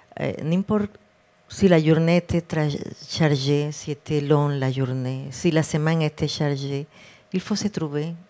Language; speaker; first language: French; non-native, fluent; Spanish